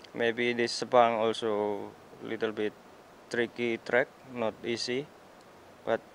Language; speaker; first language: English; non-native, learner; Indonesian